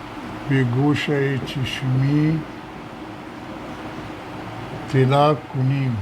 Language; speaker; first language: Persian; non-native, fluent; Urdu